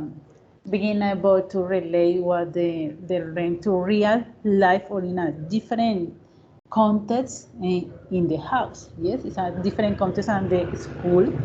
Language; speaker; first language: English; non-native, learner; Spanish